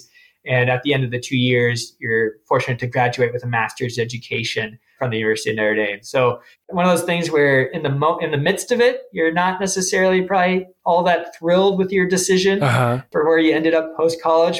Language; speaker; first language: English; native; English